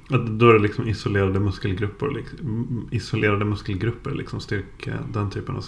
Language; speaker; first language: Swedish; native; Swedish